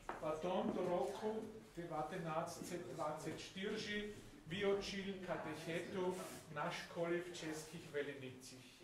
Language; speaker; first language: Czech; non-native, fluent; German